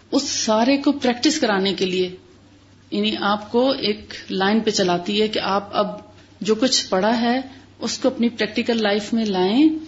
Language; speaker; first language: Urdu; native; Urdu